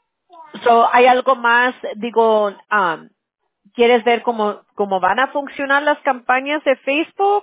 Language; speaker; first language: Spanish; early bilingual, heritage; Spanish